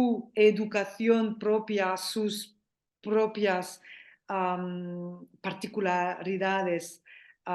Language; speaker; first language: Spanish; non-native, fluent; French